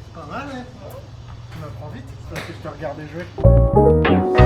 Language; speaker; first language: French; native; French